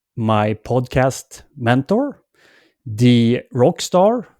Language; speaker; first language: English; non-native, fluent; Swedish